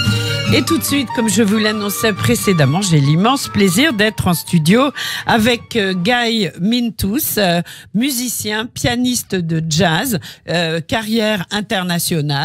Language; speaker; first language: French; native; French